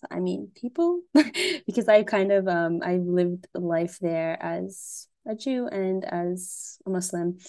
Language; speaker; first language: English; native; English